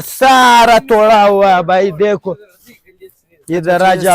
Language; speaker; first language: Hindi; non-native, local second language; Pashto